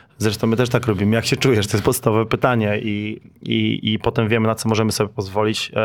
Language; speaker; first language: Polish; native; Polish